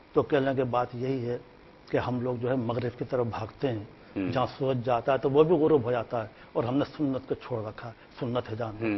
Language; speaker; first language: Urdu; native; Urdu